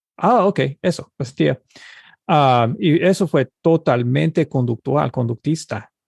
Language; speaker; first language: Spanish; early bilingual, heritage; Spanish